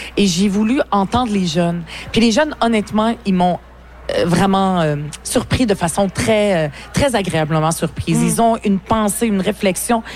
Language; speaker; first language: French; early bilingual, other home language; Arabic